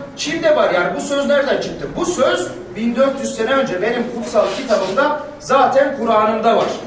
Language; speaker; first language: Turkish; non-native, local second language; Kurdish